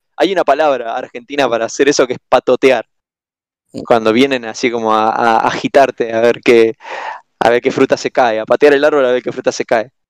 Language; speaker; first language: Spanish; native; Spanish